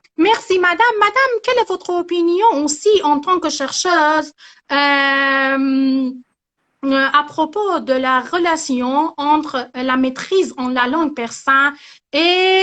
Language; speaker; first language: French; non-native, learner; Persian